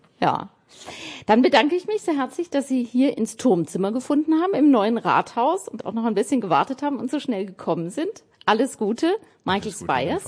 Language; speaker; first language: German; native; German